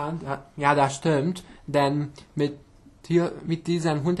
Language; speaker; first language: German; non-native, local second language; Hungarian